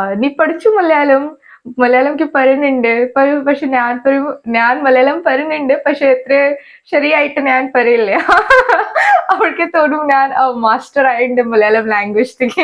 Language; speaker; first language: Malayalam; non-native, learner; Hindi